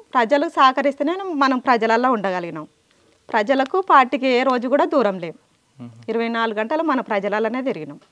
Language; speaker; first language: Telugu; native; Telugu